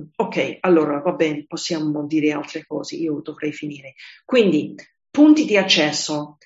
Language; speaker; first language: Italian; non-native, fluent; English